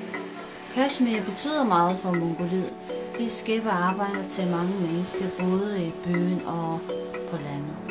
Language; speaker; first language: Danish; non-native, fluent; Mongolian